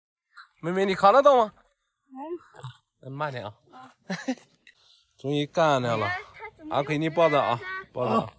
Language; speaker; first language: Chinese; native; Chinese